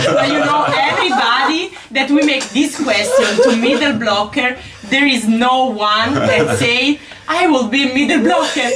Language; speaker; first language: English; non-native, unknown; Italian